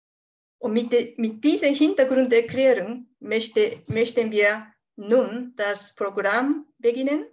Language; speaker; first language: German; non-native, fluent; Japanese